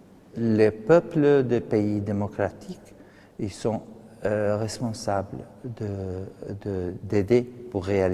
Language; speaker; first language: French; non-native, fluent; Arabic